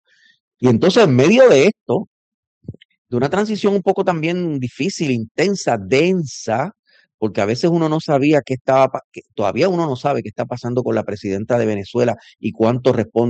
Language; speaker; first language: Spanish; native; Spanish